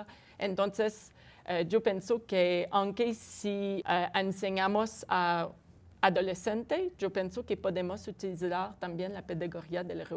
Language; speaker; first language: Spanish; non-native, fluent; French